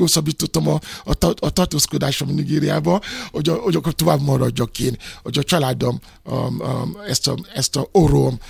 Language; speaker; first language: Hungarian; non-native, fluent; Yoruba